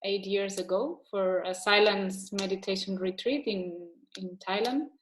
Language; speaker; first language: English; non-native, fluent; Catalan